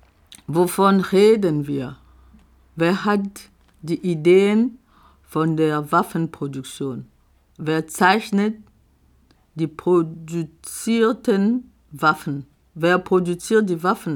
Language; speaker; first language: German; non-native, fluent; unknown